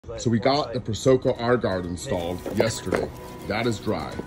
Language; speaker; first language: English; native; English